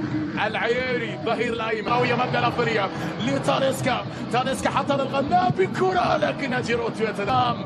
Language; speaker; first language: Arabic; native; Arabic